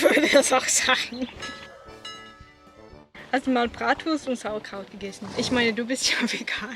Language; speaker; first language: German; non-native, fluent; Swedish